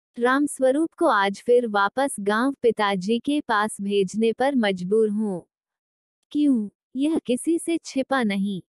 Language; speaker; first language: Hindi; non-native, local second language; Marathi